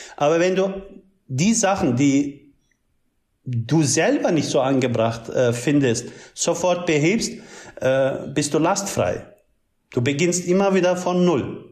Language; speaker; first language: German; early bilingual, other home language; Turkish